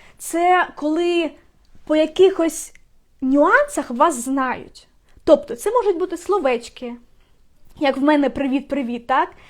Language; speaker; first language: Ukrainian; non-native, local second language; Russian